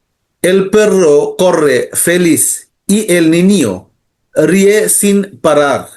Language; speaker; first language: Spanish; non-native, learner; Bangla